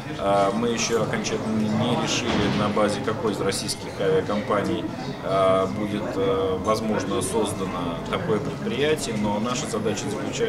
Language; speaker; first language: Russian; native; Russian